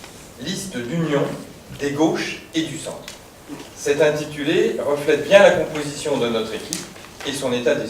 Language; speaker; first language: French; native; French